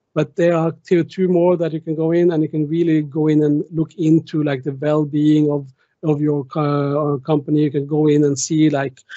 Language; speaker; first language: English; non-native, fluent; German